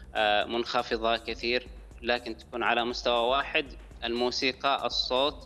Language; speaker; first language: Arabic; native; Arabic